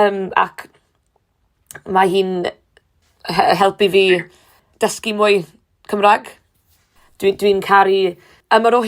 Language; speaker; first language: Welsh; non-native, learner; English